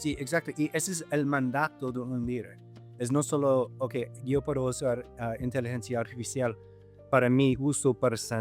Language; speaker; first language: Spanish; non-native, fluent; English